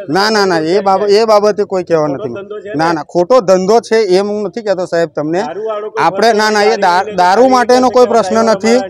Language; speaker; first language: Gujarati; native; Gujarati